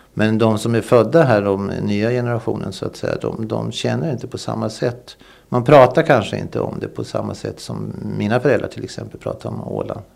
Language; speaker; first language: Swedish; native; Swedish